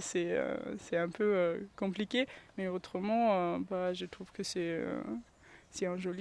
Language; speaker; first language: French; non-native, fluent; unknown